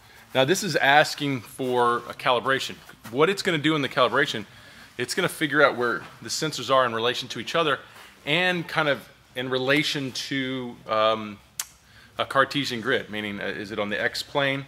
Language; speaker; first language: English; native; English